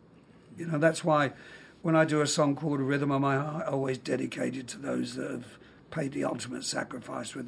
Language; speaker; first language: English; native; English